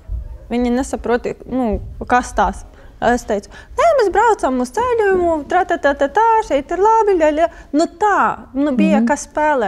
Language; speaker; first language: Latvian; non-native, learner; Ukrainian